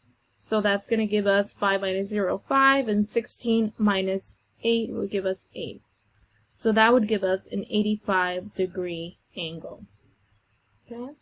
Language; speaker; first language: English; native; English